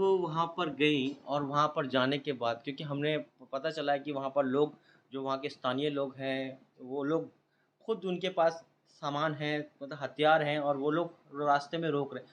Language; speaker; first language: Hindi; native; Hindi